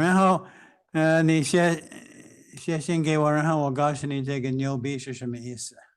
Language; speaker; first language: Chinese; non-native, fluent; English